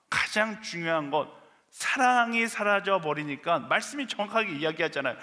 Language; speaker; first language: Korean; native; Korean